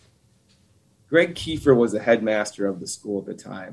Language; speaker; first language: English; native; English